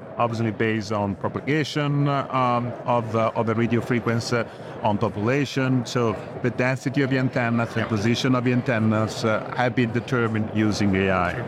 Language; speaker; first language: English; non-native, fluent; Italian